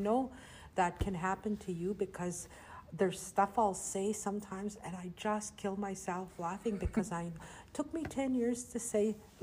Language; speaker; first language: English; non-native, fluent; Cree